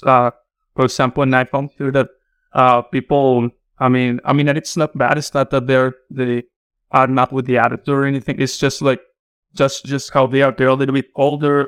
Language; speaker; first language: English; non-native, fluent; Spanish